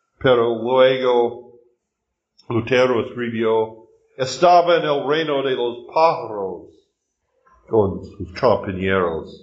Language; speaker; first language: Spanish; non-native, learner; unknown